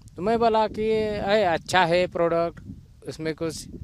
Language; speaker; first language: Hindi; non-native, local second language; Marathi